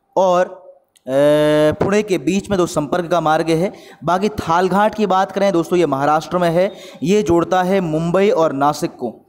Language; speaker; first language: Hindi; native; Hindi